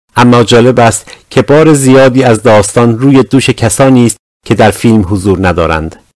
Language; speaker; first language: Persian; non-native, local second language; Azerbaijani